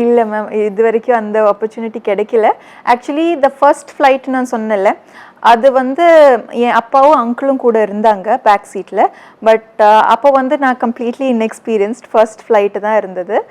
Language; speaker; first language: Tamil; early bilingual, heritage; Tamil